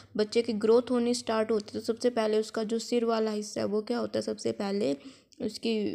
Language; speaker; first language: Hindi; native; Hindi